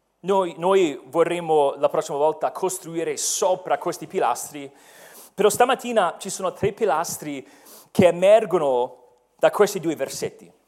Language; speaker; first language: Italian; non-native, fluent; English